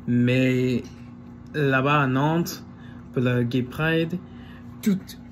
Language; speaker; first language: French; non-native, fluent; English